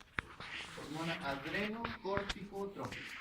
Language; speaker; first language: Spanish; native; Spanish